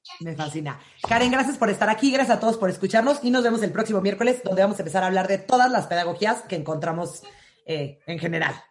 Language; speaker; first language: Spanish; native; Spanish